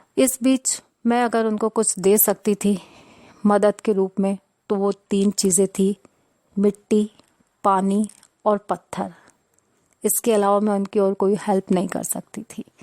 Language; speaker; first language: Hindi; non-native, local second language; Sindhi